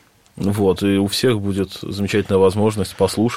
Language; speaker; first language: Russian; native; Russian